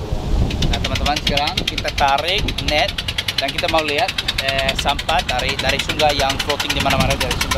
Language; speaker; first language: Indonesian; non-native, fluent; English